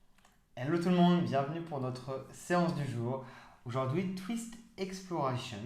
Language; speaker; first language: French; native; French